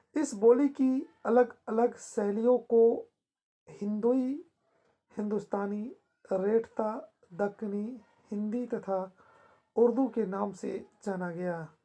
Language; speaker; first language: Hindi; native; Hindi